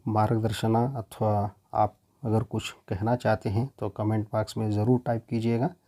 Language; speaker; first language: Hindi; non-native, local second language; Kannada